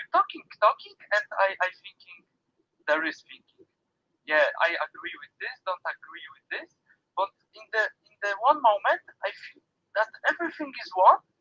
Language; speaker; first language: English; non-native, learner; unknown